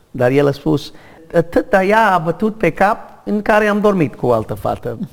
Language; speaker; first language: Romanian; non-native, learner; English